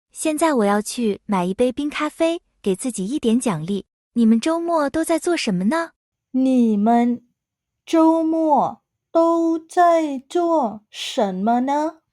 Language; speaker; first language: Chinese; non-native, fluent; Thai